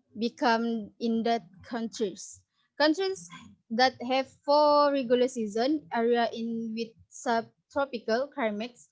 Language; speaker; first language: English; non-native, learner; Indonesian